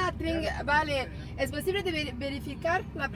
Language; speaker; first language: Spanish; non-native, learner; French